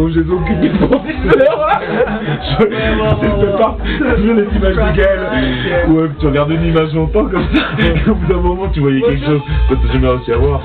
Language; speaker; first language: French; native; French